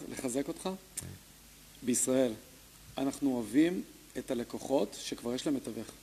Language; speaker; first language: Hebrew; early bilingual, other home language; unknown